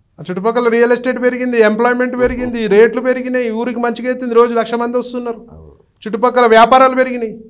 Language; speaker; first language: Telugu; native; Telugu